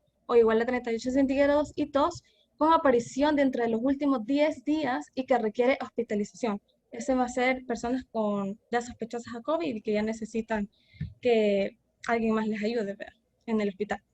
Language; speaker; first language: Spanish; native; Spanish